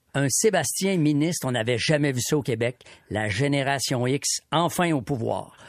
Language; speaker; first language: French; native; French